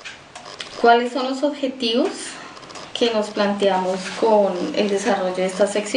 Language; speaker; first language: Spanish; native; Spanish